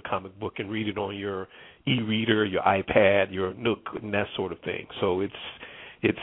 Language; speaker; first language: English; native; English